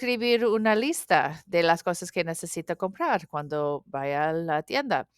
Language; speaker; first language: Spanish; non-native, learner; English